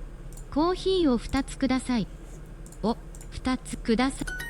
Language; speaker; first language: Japanese; non-native, learner; English